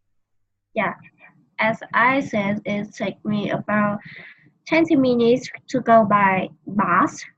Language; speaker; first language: English; non-native, learner; Vietnamese